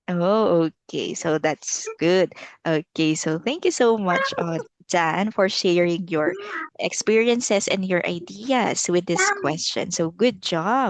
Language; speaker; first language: English; non-native, local second language; Filipino